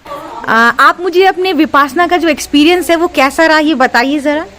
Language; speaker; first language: Hindi; native; Hindi